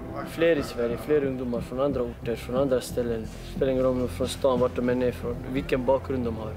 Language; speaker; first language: Swedish; non-native, local second language; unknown